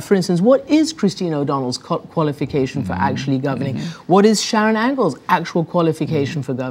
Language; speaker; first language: English; native; English